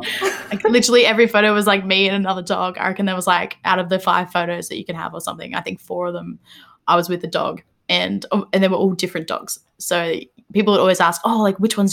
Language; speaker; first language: English; native; English